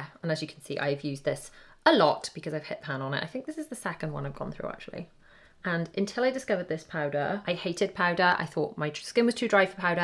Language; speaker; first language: English; native; English